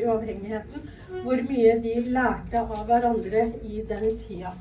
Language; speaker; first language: Norwegian; early bilingual, other home language; Urdu